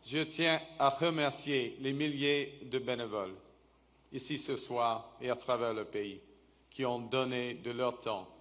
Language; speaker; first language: French; non-native, local second language; English